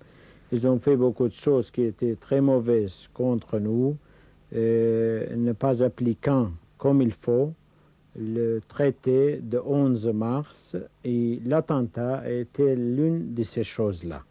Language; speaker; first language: French; non-native, fluent; Kurdish